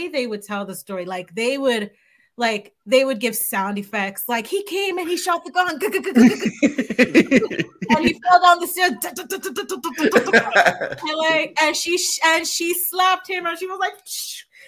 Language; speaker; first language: English; non-native, local second language; Yoruba